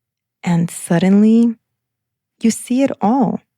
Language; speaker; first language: English; native; English